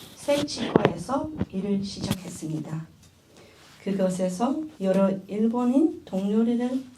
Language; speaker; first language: Korean; early bilingual, other home language; Chinese